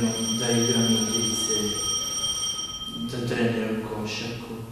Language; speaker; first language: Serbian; non-native, local second language; Hungarian